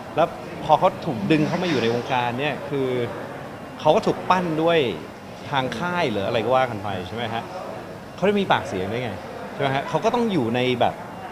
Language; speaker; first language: Thai; non-native, local second language; English